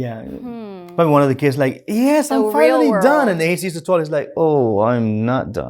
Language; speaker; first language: English; native; English